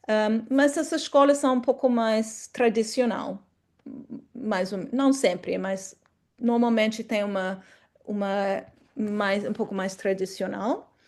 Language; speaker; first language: Portuguese; non-native, fluent; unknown